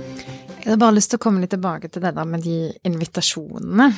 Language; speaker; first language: Norwegian; native; Norwegian